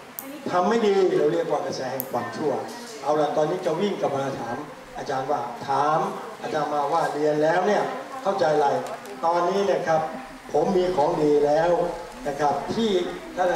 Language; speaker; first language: Thai; native; Thai